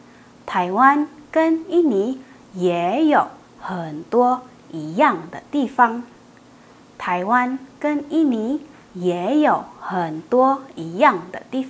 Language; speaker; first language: Chinese; non-native, fluent; Indonesian